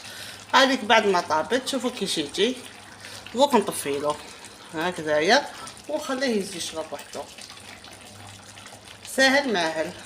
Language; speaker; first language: Arabic; native; Arabic